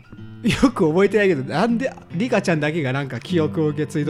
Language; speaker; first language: Japanese; native; Japanese